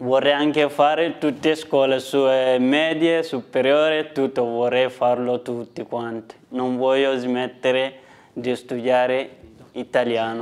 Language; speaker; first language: Italian; non-native, learner; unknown